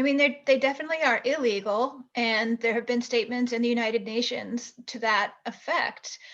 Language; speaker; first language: English; native; English